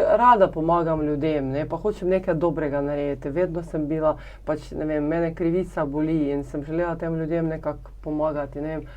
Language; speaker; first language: Slovenian; non-native, fluent; Ukrainian